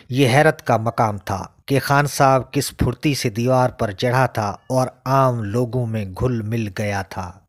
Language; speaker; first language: Urdu; non-native, local second language; Sindhi